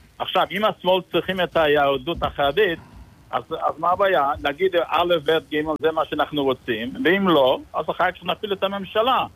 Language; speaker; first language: Hebrew; non-native, learner; English